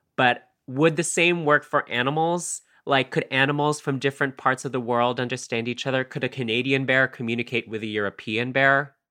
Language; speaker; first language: English; non-native, fluent; Filipino